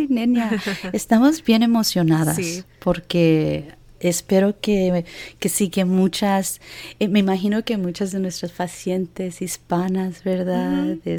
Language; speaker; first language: Spanish; early bilingual, heritage; Spanish